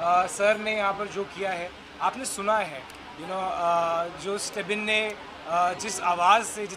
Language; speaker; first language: Hindi; native; Hindi